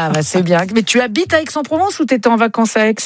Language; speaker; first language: French; native; French